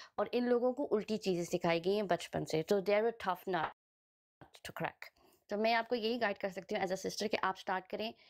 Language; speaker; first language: Hindi; early bilingual, heritage; Hindi